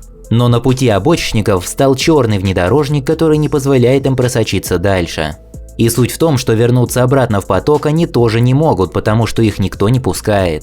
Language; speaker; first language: Russian; native; Russian